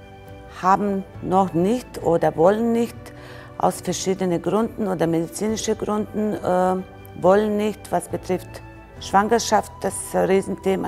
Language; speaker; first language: German; non-native, fluent; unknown